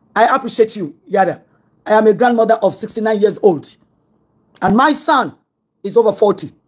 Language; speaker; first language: English; non-native, local second language; Yoruba